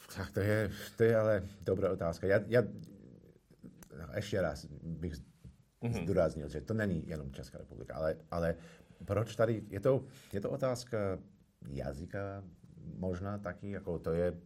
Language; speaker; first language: Czech; non-native, fluent; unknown